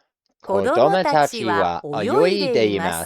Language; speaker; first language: Japanese; non-native, learner; English